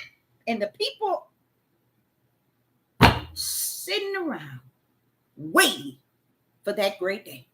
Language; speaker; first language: English; native; English